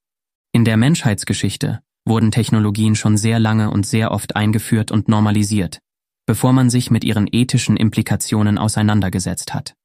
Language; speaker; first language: German; native; German